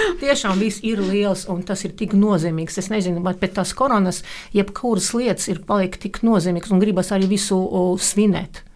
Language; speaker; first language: Latvian; non-native, local second language; Russian